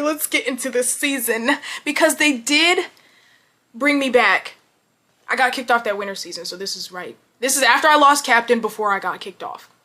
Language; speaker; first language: English; native; English